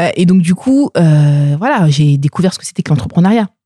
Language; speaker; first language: French; native; French